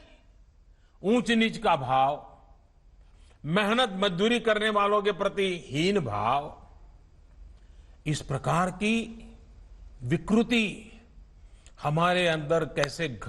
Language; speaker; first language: Hindi; non-native, local second language; Gujarati